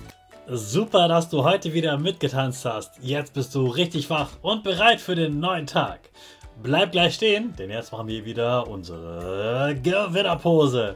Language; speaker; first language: German; native; German